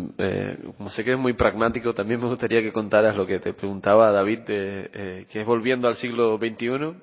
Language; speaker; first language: Spanish; native; Spanish